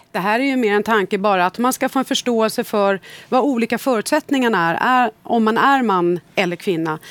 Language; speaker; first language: Swedish; native; Swedish